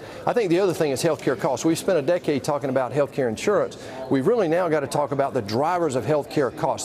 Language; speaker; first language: English; native; English